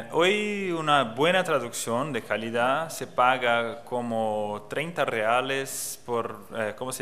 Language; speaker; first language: Spanish; non-native, fluent; Portuguese